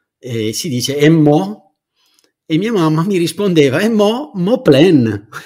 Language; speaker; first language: Italian; native; Italian